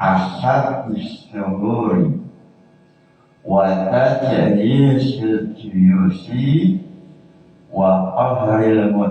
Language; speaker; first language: Arabic; non-native, fluent; Javanese